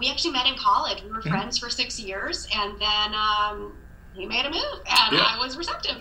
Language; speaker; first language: English; native; English